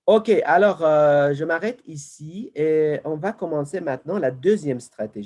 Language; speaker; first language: French; non-native, fluent; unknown